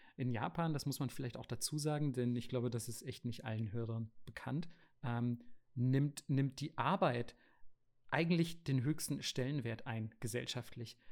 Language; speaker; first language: German; native; German